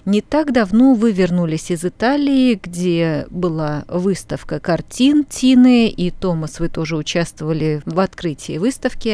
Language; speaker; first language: Russian; native; Russian